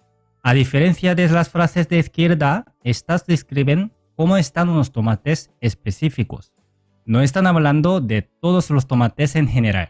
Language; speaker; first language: Spanish; non-native, fluent; Korean